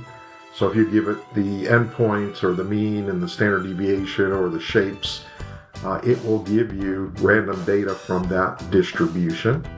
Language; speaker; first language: English; native; English